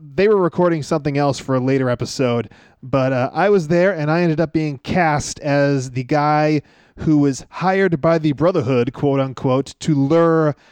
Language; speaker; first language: English; native; English